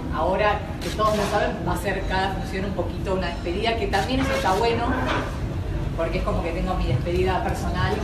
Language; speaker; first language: Spanish; native; Spanish